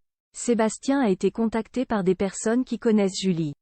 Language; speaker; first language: French; native; French